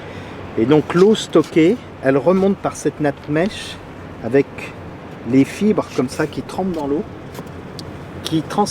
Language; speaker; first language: French; native; French